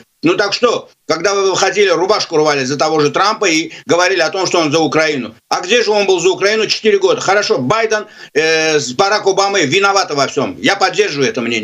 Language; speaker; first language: Russian; non-native, local second language; Azerbaijani